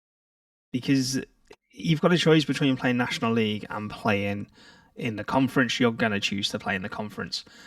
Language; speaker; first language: English; native; English